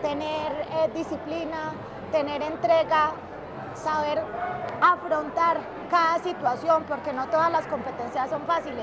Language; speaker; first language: Spanish; native; Spanish